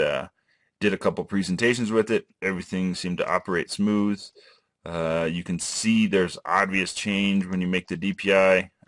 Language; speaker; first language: English; native; English